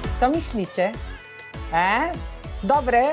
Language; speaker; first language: Polish; non-native, learner; Italian